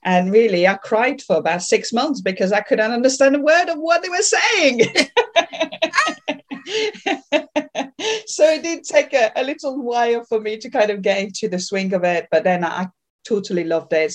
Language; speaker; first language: English; non-native, fluent; French